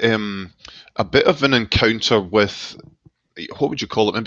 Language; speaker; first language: English; native; English